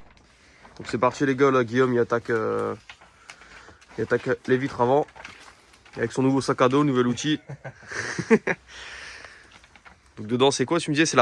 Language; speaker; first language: French; native; French